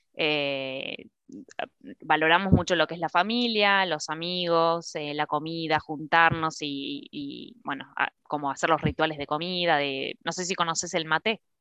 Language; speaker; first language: Spanish; native; Spanish